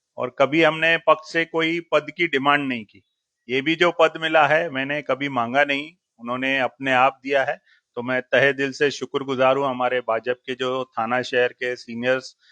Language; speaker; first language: Hindi; non-native, local second language; Sindhi